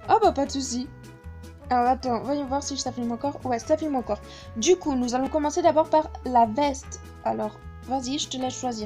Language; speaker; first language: French; native; French